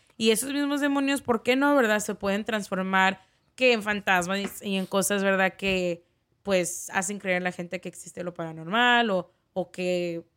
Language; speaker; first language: Spanish; native; Spanish